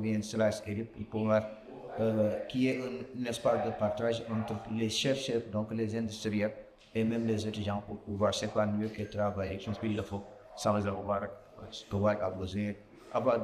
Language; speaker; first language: French; non-native, local second language; Wolof